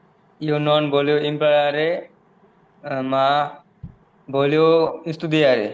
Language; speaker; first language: Italian; non-native, learner; Bangla